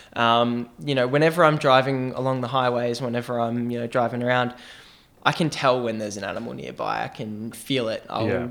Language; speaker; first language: English; native; English